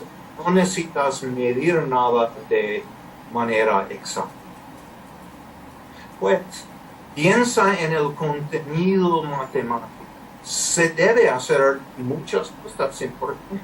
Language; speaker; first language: Spanish; non-native, learner; English